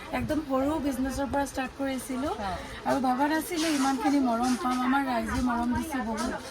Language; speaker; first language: Assamese; non-native, local second language; Bangla